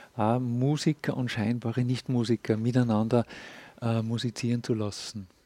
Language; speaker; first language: German; native; German